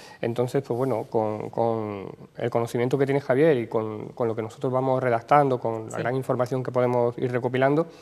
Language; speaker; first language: Spanish; native; Spanish